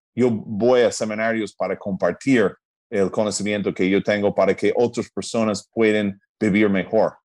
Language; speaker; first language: Spanish; non-native, fluent; English